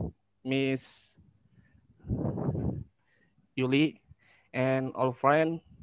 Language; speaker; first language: English; non-native, learner; Indonesian